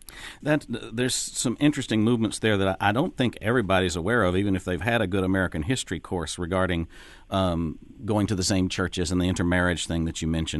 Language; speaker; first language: English; native; English